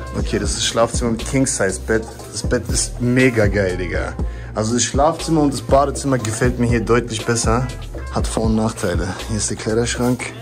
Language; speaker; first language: German; native; German